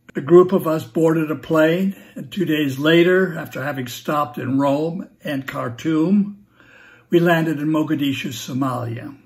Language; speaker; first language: English; native; English